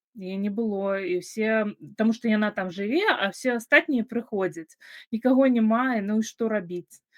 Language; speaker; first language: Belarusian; non-native, local second language; Russian